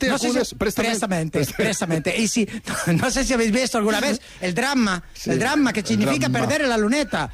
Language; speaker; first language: Spanish; native; Spanish